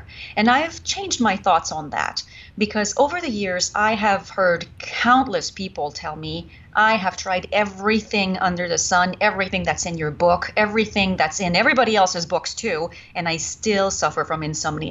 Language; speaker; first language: English; non-native, fluent; French